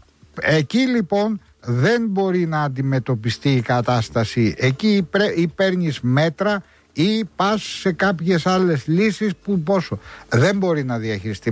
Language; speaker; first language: Greek; native; Greek